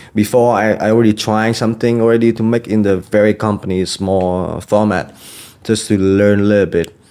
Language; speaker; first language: English; non-native, fluent; Vietnamese